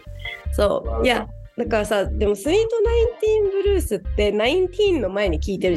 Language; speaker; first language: Japanese; native; Japanese